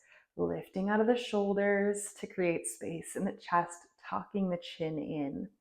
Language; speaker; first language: English; native; English